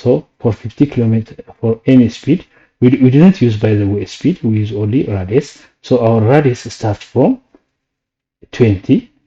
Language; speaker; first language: English; non-native, local second language; Amharic